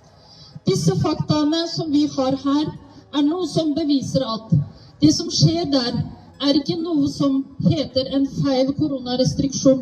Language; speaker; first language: Norwegian; non-native, fluent; Uyghur